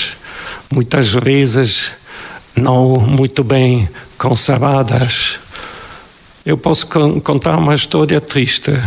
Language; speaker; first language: Portuguese; non-native, fluent; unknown